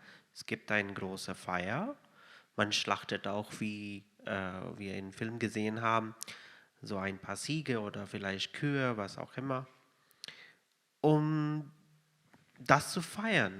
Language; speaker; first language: German; non-native, fluent; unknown